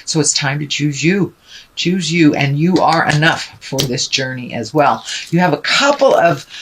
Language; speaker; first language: English; native; English